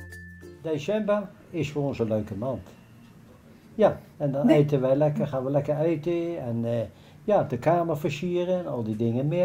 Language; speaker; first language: Dutch; native; Dutch